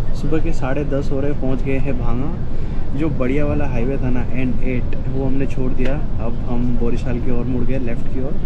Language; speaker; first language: Hindi; native; Hindi